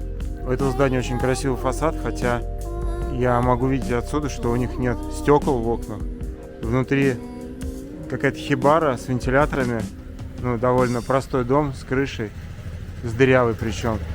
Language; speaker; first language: Russian; native; Russian